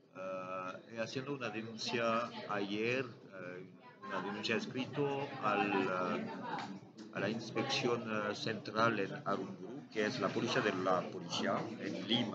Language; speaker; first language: Spanish; non-native, learner; French